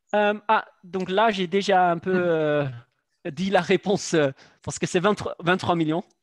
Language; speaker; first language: French; non-native, fluent; Dutch